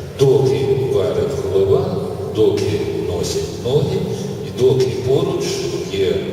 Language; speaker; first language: Ukrainian; non-native, local second language; Russian